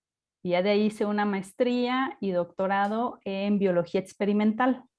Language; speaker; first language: Spanish; native; Spanish